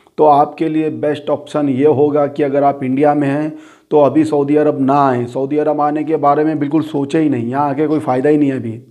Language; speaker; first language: Hindi; native; Hindi